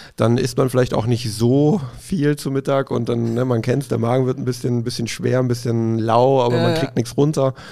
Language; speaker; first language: German; native; German